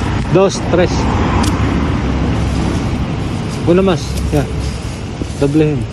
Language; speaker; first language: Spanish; non-native, learner; Filipino